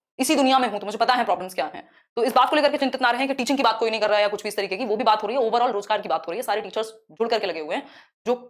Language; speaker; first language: Hindi; native; Hindi